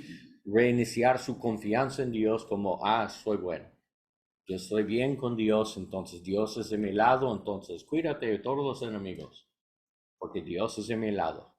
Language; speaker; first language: Spanish; non-native, learner; English